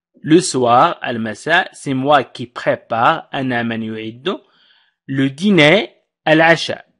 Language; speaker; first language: French; non-native, fluent; Arabic